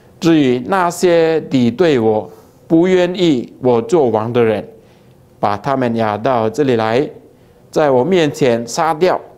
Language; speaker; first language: Chinese; early bilingual, heritage; Chinese